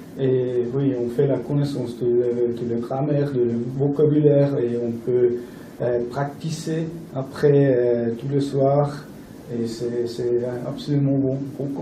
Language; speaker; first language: French; non-native, local second language; German